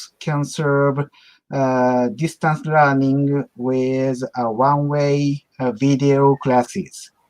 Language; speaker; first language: English; non-native, learner; Japanese